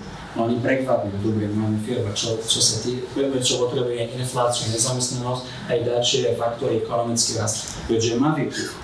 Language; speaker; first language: Slovak; non-native, fluent; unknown